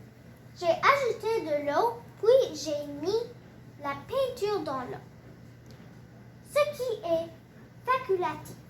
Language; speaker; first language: French; non-native, learner; English